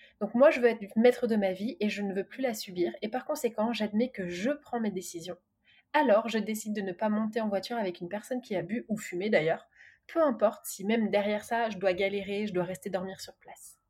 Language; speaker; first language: French; native; French